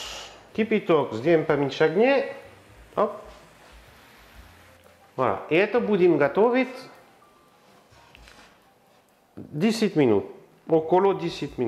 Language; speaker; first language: Russian; non-native, learner; French